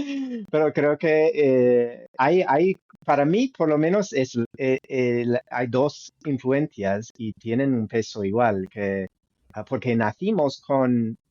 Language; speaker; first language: Spanish; non-native, fluent; English